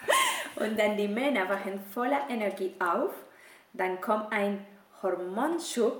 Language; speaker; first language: German; non-native, fluent; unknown